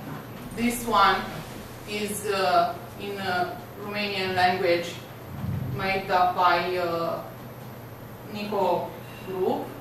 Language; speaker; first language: English; non-native, learner; Romanian